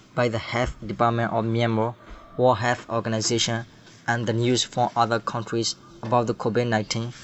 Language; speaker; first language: English; non-native, learner; Burmese